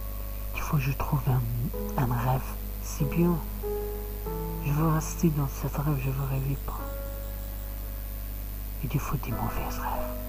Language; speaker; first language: French; non-native, learner; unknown